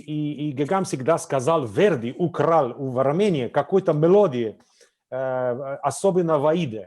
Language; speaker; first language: Russian; non-native, fluent; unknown